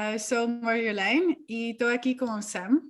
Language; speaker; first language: Portuguese; non-native, fluent; Dutch